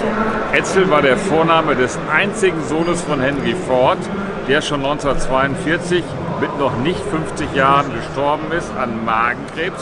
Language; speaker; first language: German; native; German